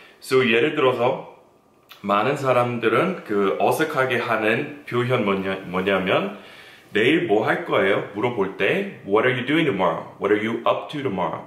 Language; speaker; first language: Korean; non-native, fluent; English